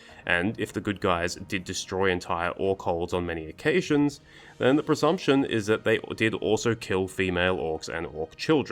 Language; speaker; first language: English; native; English